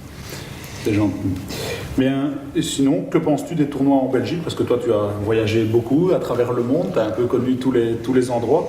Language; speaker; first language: French; native; French